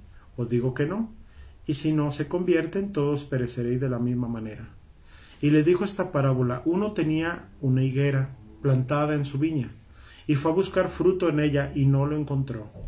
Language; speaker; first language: Spanish; native; Spanish